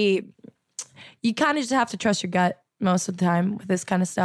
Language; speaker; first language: English; native; English